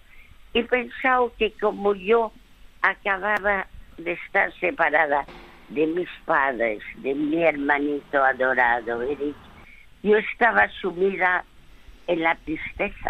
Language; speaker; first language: Spanish; early bilingual, other home language; French